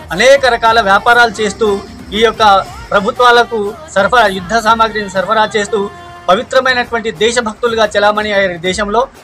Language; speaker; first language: Telugu; non-native, local second language; Lambadi